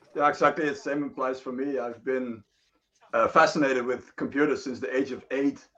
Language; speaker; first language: English; non-native, fluent; Dutch